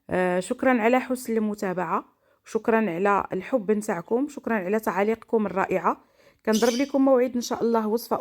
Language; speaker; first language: Arabic; native; Arabic